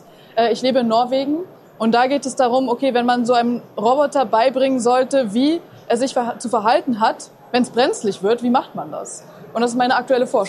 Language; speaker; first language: German; native; German